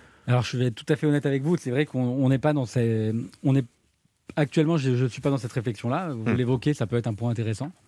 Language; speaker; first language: French; native; French